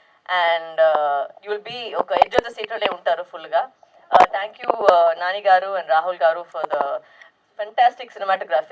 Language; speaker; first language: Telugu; non-native, local second language; Tamil